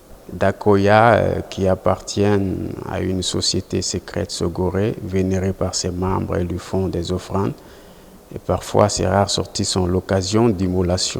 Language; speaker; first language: French; non-native, local second language; Susu